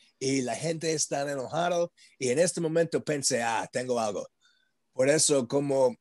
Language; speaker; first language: Spanish; non-native, learner; English